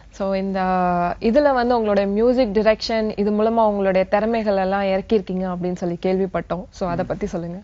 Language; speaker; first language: Tamil; native; Tamil